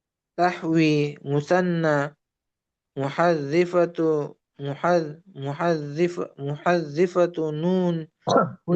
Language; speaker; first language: Arabic; non-native, learner; Indonesian